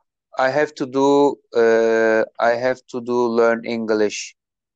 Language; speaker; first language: English; non-native, learner; Turkish